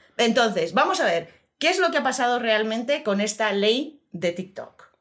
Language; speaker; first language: Spanish; native; Spanish